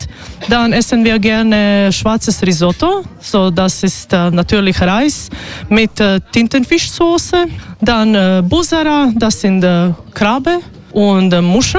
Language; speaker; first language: German; non-native, fluent; Croatian